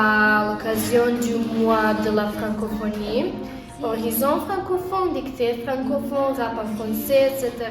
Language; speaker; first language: French; non-native, learner; Serbian